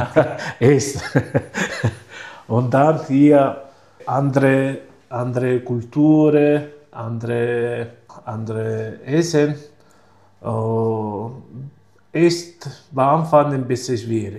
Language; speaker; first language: German; non-native, learner; Italian